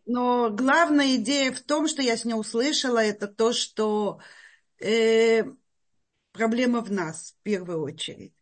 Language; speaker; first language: Russian; native; Russian